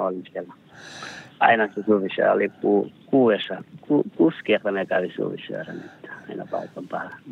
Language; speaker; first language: Finnish; non-native, learner; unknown